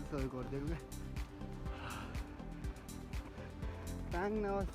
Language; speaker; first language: Korean; non-native, learner; Nepali